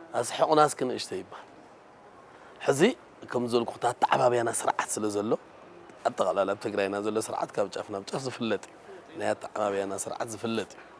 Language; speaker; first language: Tigrinya; native; Tigrinya